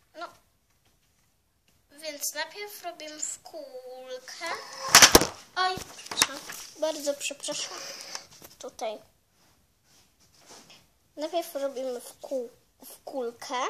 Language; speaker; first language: Polish; early bilingual, heritage; Polish